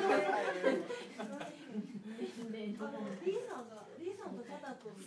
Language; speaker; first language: Japanese; non-native, learner; Thai